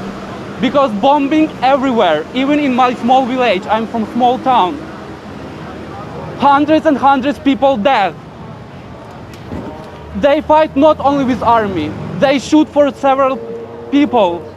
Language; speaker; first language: English; non-native, fluent; Ukrainian